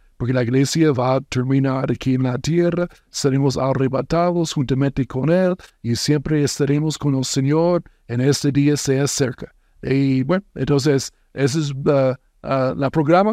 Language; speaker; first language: Spanish; non-native, fluent; English